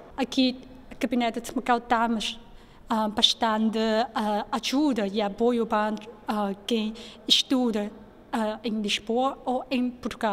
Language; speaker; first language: Portuguese; non-native, local second language; Chinese